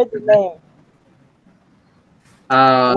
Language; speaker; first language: English; non-native, learner; Spanish